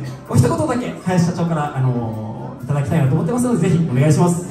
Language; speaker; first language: Japanese; native; Japanese